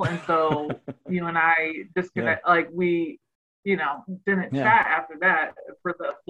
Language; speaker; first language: English; native; English